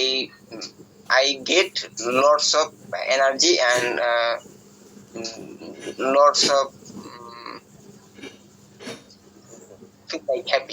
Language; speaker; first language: English; non-native, learner; Bangla